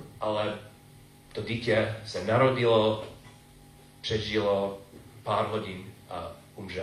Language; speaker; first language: Czech; non-native, fluent; English